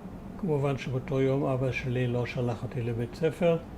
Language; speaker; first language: Hebrew; early bilingual, other home language; German